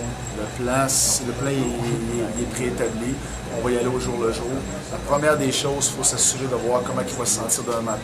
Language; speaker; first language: French; native; French